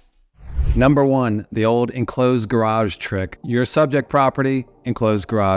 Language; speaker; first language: English; native; English